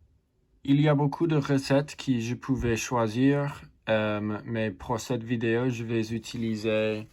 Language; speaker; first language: French; non-native, learner; English